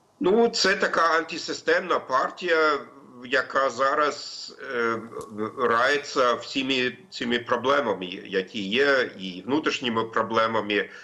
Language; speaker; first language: Ukrainian; non-native, fluent; German